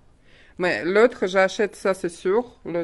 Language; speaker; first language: French; non-native, learner; Russian